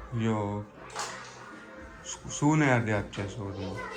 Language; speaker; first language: Turkish; non-native, learner; Urdu